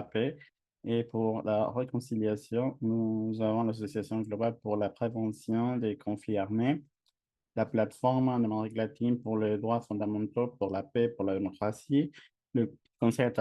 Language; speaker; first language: French; non-native, fluent; English